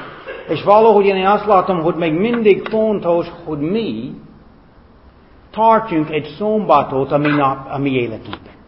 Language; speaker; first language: Hungarian; non-native, fluent; English